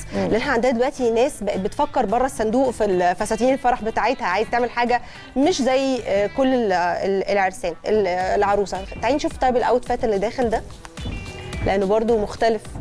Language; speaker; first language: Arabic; native; Arabic